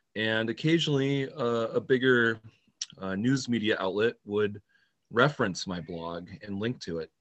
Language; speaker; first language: English; native; English